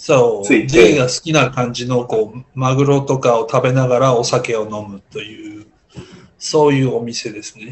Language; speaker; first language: Japanese; native; Japanese